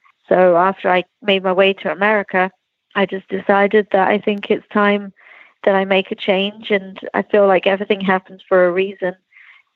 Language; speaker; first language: English; native; English